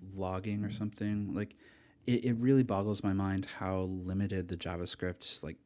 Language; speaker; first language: English; native; English